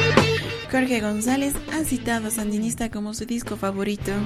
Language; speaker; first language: Spanish; native; Spanish